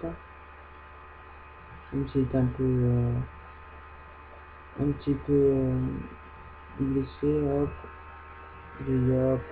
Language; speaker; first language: French; native; French